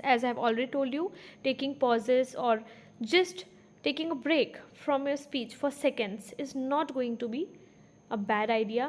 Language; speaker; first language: English; non-native, fluent; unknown